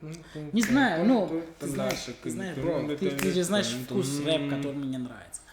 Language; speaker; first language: Russian; non-native, fluent; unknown